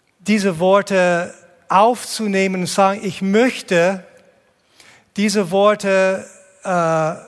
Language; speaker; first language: German; non-native, fluent; English